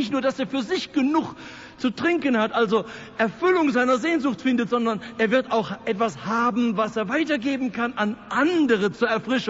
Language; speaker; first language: German; native; German